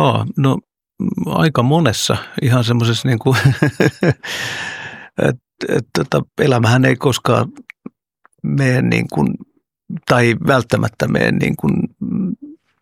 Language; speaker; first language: Finnish; early bilingual, other home language; Oromo